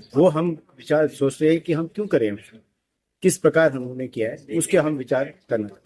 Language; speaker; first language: Hindi; non-native, local second language; Malayalam